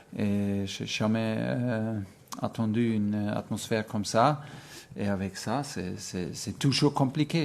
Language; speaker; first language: French; non-native, fluent; German